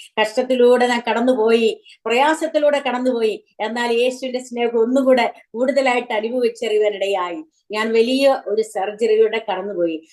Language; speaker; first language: Malayalam; native; Malayalam